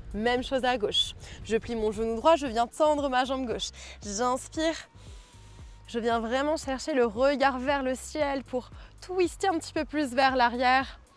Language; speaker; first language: French; native; French